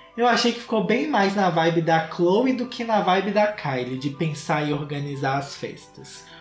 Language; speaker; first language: Portuguese; native; Portuguese